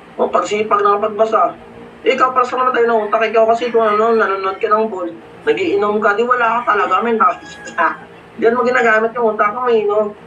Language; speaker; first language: Filipino; non-native, local second language; Hiligaynon